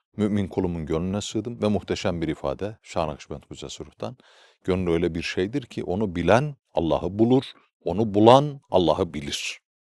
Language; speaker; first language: Turkish; native; Turkish